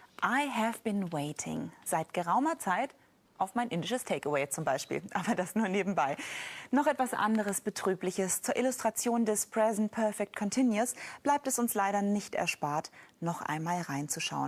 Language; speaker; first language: German; native; German